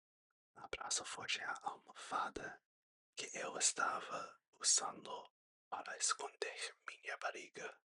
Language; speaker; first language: Portuguese; non-native, learner; English